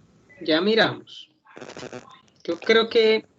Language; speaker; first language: Spanish; native; Spanish